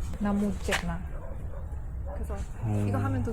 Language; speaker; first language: Korean; non-native, learner; Thai